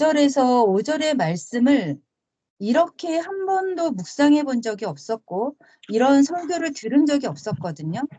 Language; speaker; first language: Korean; native; Korean